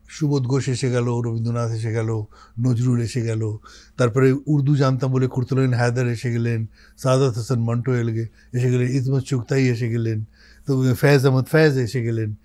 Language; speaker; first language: Bangla; non-native, local second language; Rajasthani